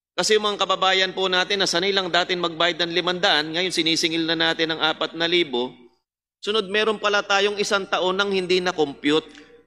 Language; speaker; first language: Filipino; native; Filipino